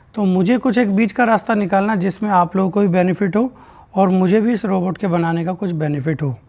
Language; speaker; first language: Hindi; native; Hindi